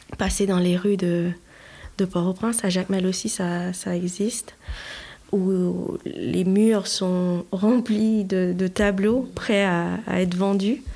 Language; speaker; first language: French; non-native, local second language; Haitian Creole